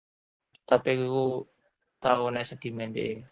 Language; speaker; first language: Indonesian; non-native, local second language; Javanese